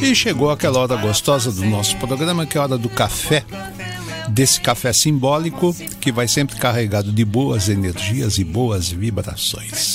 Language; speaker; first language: Portuguese; native; Portuguese